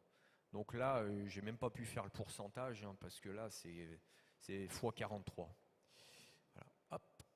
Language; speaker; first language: French; native; French